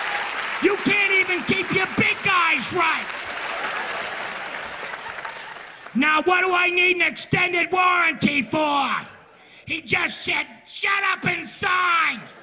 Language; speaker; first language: English; native; English